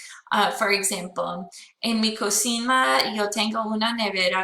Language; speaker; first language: Spanish; non-native, fluent; English